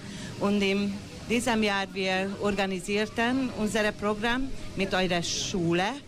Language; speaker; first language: German; non-native, local second language; Hungarian